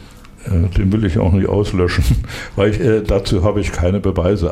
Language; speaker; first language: German; native; German